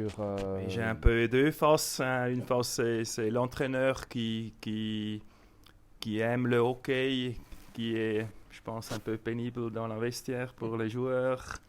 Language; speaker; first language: French; non-native, local second language; German